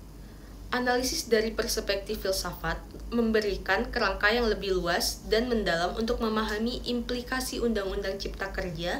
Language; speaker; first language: Indonesian; native; Indonesian